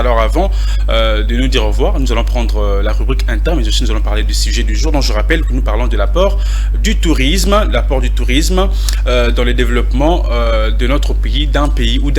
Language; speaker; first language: French; non-native, local second language; Lingala